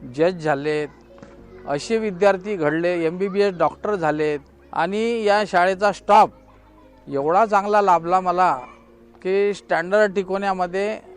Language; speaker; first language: Marathi; native; Marathi